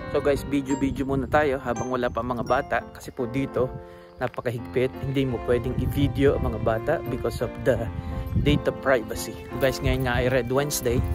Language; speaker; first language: Filipino; native; Filipino